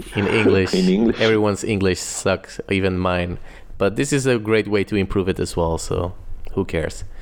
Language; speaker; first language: English; non-native, fluent; Portuguese